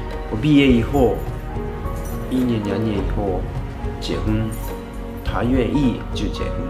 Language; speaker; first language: Chinese; non-native, learner; Japanese